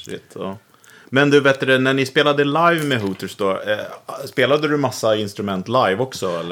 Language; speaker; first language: Swedish; native; Swedish